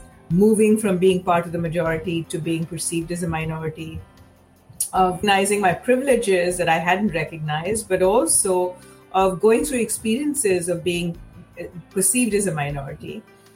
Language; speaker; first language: English; non-native, local second language; Hindi